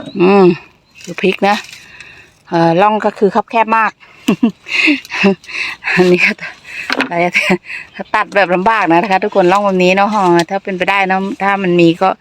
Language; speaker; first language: Thai; non-native, local second language; Northeastern Thai